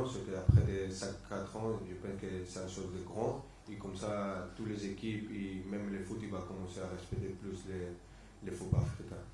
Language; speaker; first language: French; non-native, fluent; Spanish